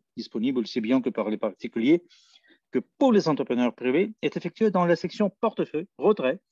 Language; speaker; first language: French; non-native, fluent; Spanish